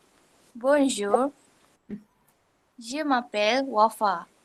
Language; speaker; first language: French; non-native, learner; Malay